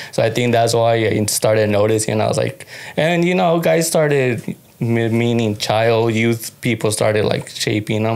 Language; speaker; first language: English; early bilingual, other home language; Spanish